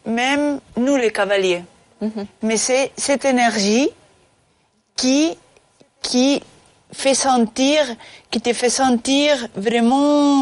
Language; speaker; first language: French; non-native, fluent; Spanish